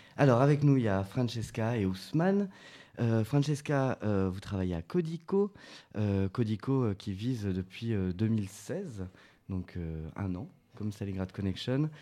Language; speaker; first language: French; native; French